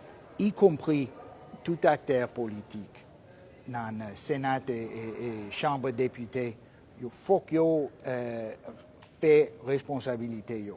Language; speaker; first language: Haitian Creole; non-native, fluent; English